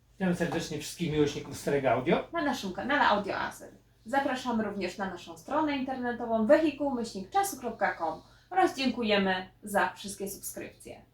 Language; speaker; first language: Polish; native; Polish